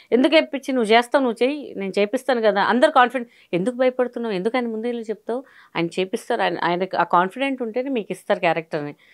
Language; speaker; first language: Telugu; non-native, local second language; Hindi